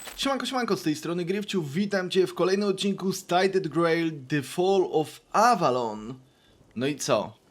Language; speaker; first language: Polish; native; Polish